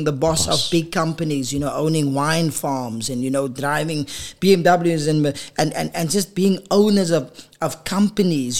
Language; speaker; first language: English; non-native, local second language; Afrikaans